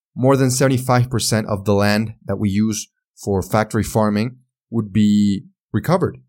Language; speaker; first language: English; non-native, fluent; Spanish